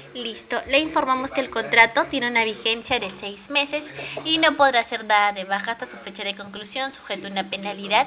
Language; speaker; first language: Spanish; native; Spanish